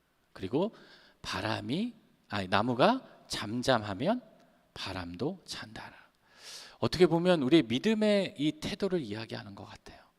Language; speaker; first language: Korean; native; Korean